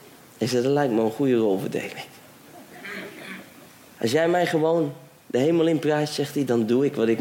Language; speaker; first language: Dutch; native; Dutch